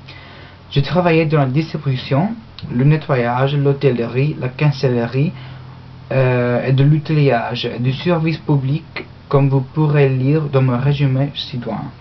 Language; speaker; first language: French; non-native, learner; English